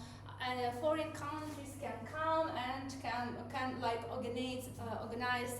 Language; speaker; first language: English; non-native, fluent; Ukrainian